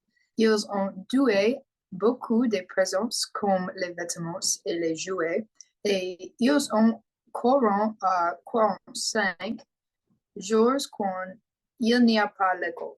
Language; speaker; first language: French; non-native, learner; English